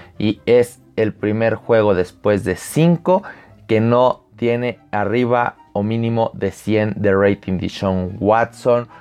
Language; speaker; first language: Spanish; native; Spanish